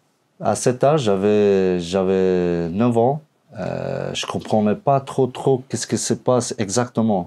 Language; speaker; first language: French; non-native, learner; Albanian